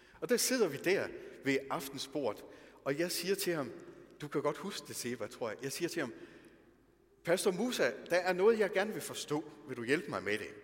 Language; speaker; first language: Danish; native; Danish